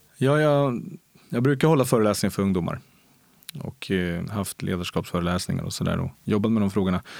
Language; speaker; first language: Swedish; early bilingual, other home language; Spanish